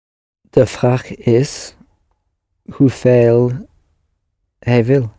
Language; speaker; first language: Dutch; non-native, learner; English